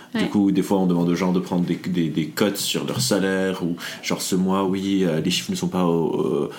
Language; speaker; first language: French; non-native, local second language; Arabic